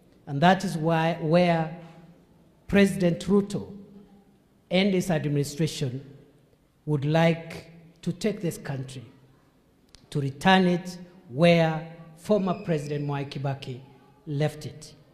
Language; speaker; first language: English; non-native, local second language; Meru